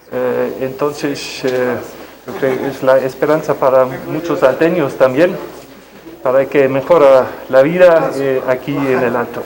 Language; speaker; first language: Spanish; non-native, fluent; German